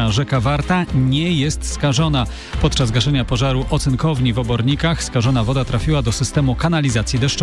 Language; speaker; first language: Polish; native; Polish